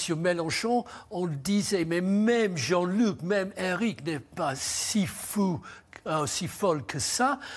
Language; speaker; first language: French; non-native, fluent; English